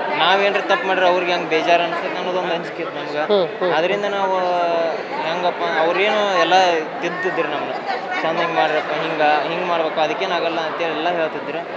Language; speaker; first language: Kannada; native; Kannada